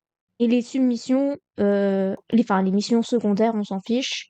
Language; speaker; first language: French; native; French